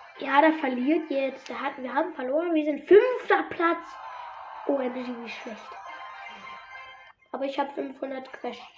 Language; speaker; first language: German; native; German